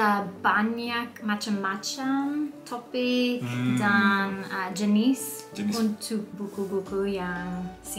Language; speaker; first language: Indonesian; non-native, learner; English